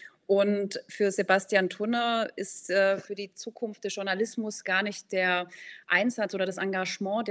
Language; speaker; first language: German; native; German